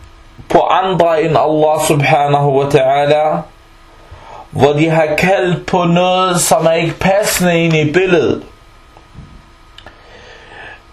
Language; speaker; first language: Danish; early bilingual, other home language; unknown